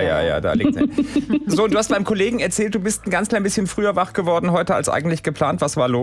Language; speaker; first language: German; native; German